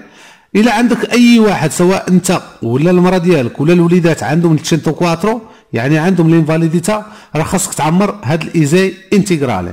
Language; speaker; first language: Arabic; native; Arabic